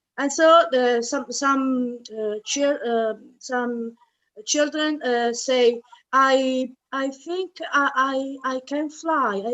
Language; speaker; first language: English; non-native, fluent; Italian